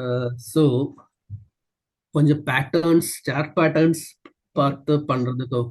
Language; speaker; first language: Tamil; non-native, learner; Malayalam